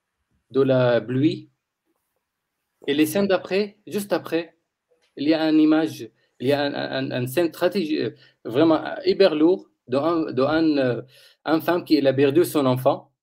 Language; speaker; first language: French; non-native, learner; Arabic